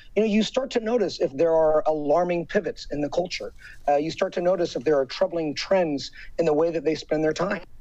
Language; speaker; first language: English; native; English